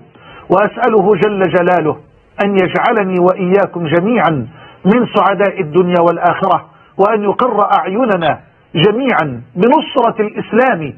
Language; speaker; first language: Arabic; native; Arabic